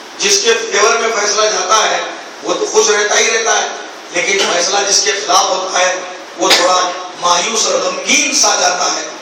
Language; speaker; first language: Urdu; native; Urdu